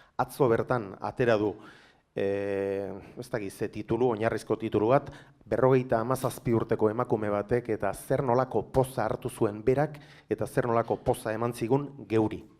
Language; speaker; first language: Basque; native; Basque